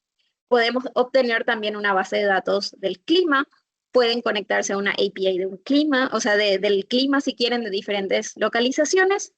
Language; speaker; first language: Spanish; native; Spanish